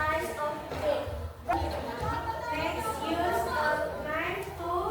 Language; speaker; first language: English; non-native, learner; Indonesian